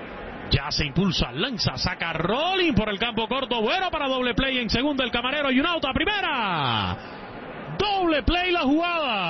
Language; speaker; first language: Spanish; native; Spanish